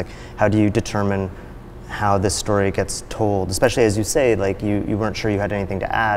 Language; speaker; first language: English; native; English